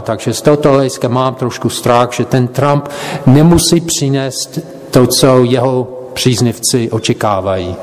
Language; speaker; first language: Czech; non-native, fluent; English